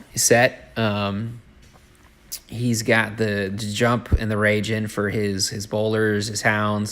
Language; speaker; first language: English; native; English